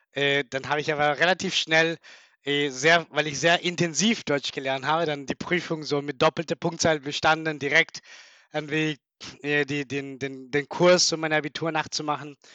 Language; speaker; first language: German; non-native, fluent; Spanish